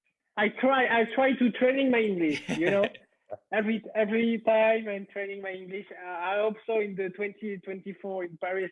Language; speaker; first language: English; non-native, learner; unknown